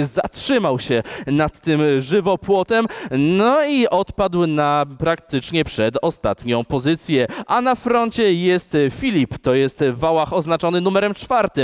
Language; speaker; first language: Polish; native; Polish